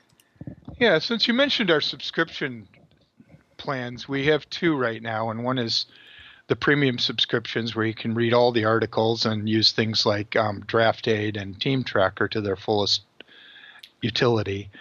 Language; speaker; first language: English; native; English